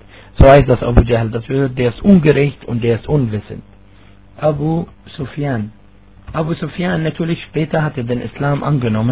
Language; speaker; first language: German; non-native, fluent; Arabic